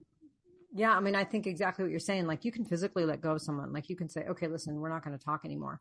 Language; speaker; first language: English; native; English